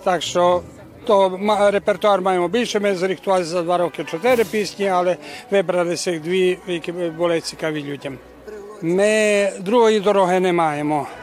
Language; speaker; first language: Ukrainian; early bilingual, heritage; Ukrainian